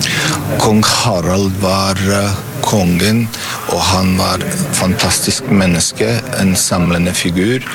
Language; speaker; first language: Norwegian; non-native, fluent; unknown